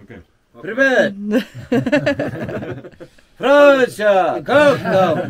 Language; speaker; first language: Russian; non-native, local second language; Kyrgyz